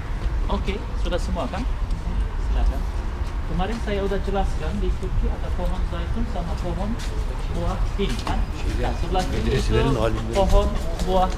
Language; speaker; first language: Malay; non-native, fluent; Turkish